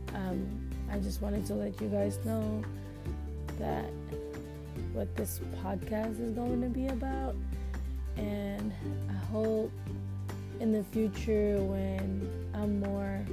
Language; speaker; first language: English; non-native, local second language; Filipino